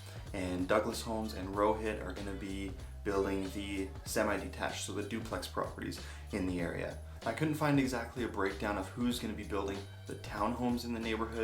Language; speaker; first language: English; native; English